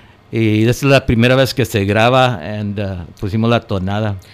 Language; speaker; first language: Spanish; early bilingual, heritage; Spanish